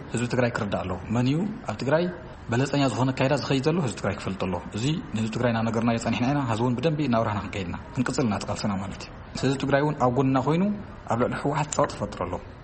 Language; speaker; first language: Tigrinya; native; Tigrinya